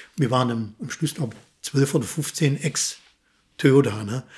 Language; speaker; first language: German; native; German